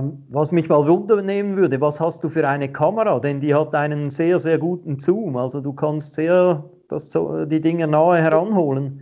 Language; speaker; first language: German; native; German